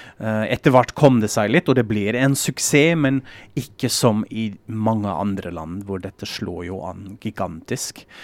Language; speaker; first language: Norwegian; non-native, fluent; German